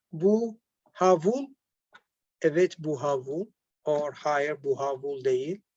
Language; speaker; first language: Turkish; non-native, learner; Arabic